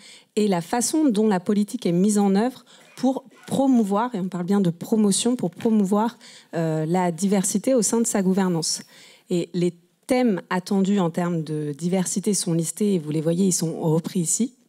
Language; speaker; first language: French; native; French